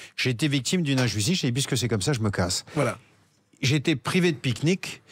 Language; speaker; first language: French; native; French